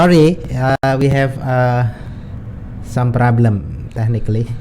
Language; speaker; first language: English; non-native, learner; Indonesian